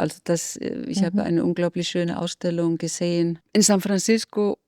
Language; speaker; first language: German; non-native, fluent; Icelandic